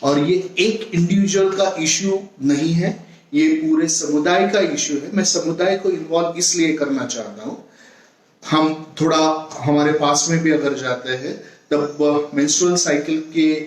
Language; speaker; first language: Hindi; non-native, local second language; Marathi